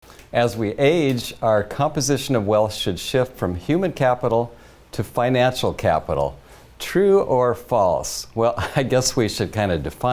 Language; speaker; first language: English; native; English